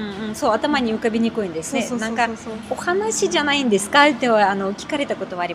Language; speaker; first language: Japanese; non-native, fluent; Russian